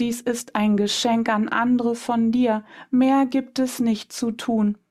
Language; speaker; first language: German; native; German